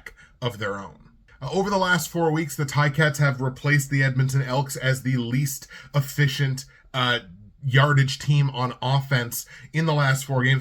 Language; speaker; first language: English; native; English